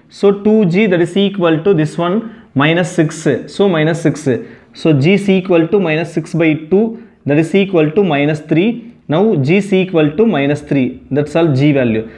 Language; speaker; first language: English; non-native, local second language; Tamil